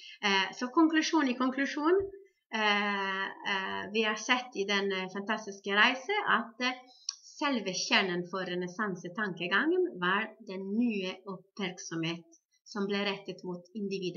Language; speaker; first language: Norwegian; non-native, fluent; Italian